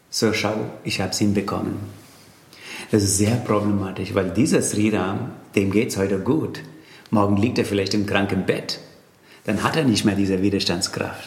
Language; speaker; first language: German; non-native, fluent; Tamil